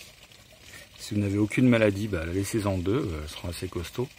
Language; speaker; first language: French; native; French